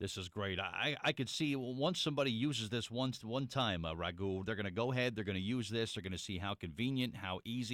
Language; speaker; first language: English; native; English